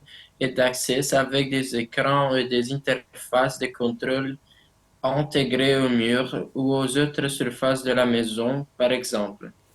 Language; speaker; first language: French; non-native, learner; Romanian